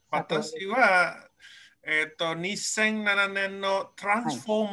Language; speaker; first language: Japanese; non-native, learner; Indonesian